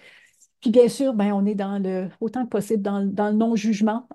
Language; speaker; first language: French; native; French